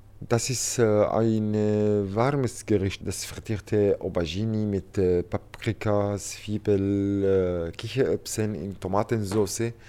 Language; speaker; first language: German; non-native, learner; Arabic